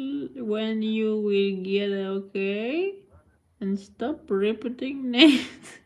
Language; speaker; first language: English; non-native, learner; Persian